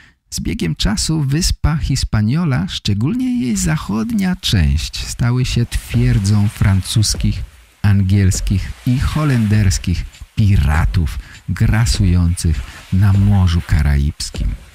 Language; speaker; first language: Polish; native; Polish